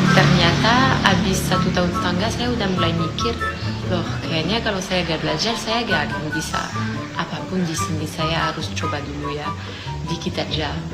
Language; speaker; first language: Indonesian; non-native, fluent; French